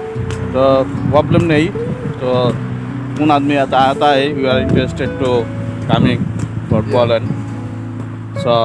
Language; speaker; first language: Hindi; non-native, learner; Nepali